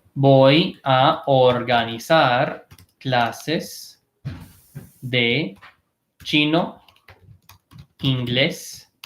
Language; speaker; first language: Spanish; non-native, fluent; English